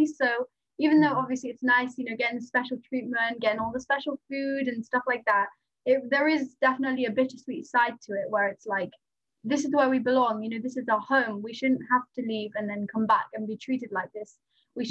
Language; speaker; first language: English; non-native, local second language; Nepali